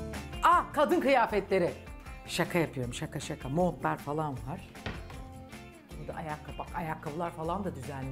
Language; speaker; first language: Turkish; native; Turkish